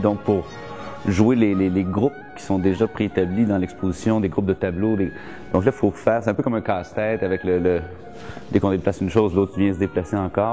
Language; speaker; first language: French; native; French